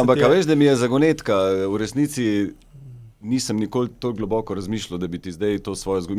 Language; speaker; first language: Slovenian; native; Slovenian